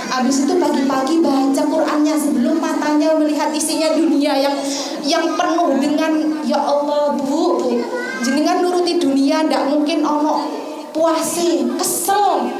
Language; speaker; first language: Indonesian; non-native, local second language; Javanese